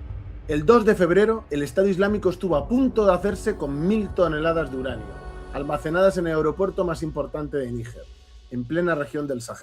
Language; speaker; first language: Spanish; native; Spanish